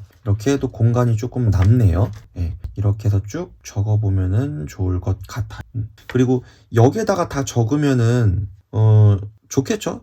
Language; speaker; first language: Korean; native; Korean